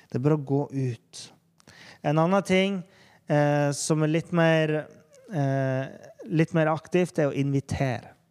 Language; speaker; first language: Norwegian; native; Norwegian